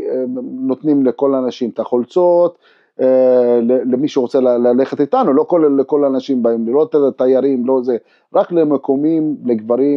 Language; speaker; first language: Hebrew; non-native, local second language; Arabic